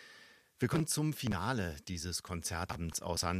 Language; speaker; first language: German; native; German